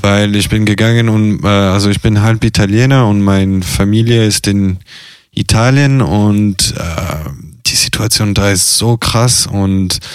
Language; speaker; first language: German; non-native, fluent; Italian